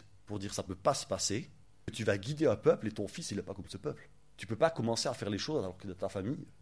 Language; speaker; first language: French; native; French